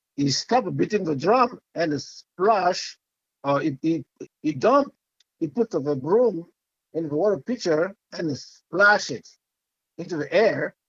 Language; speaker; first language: English; non-native, fluent; French